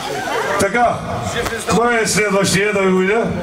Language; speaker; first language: Bulgarian; non-native, local second language; Turkish